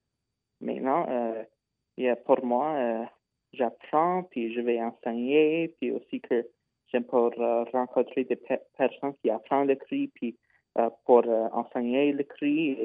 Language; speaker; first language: French; non-native, local second language; English